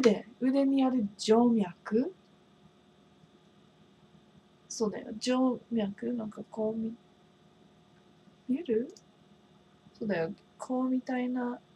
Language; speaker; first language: Japanese; non-native, fluent; English